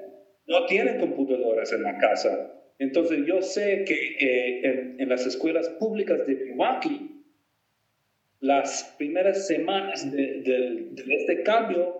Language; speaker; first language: Spanish; non-native, fluent; English